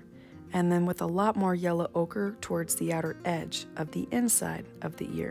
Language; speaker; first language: English; native; English